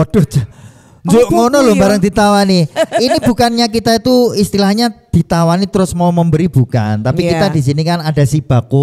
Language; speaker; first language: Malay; non-native, local second language; Javanese